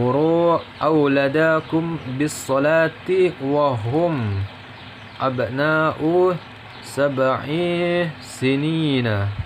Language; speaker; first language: Arabic; non-native, learner; Indonesian